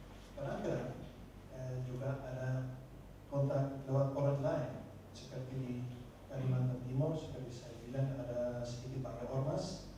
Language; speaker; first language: Indonesian; non-native, fluent; Dutch